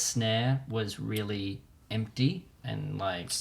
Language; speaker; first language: English; native; English